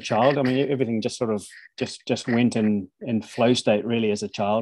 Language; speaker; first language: English; native; English